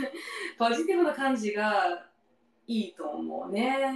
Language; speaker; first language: Japanese; non-native, learner; English